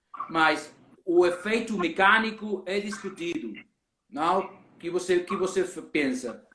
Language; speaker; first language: Portuguese; non-native, learner; Spanish